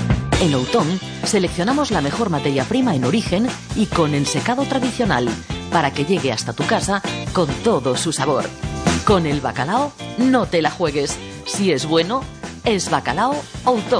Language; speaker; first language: Spanish; native; Spanish